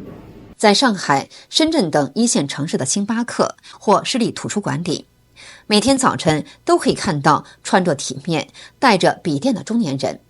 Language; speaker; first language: Chinese; native; Chinese